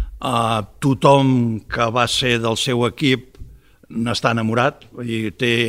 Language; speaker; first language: Catalan; early bilingual, heritage; Catalan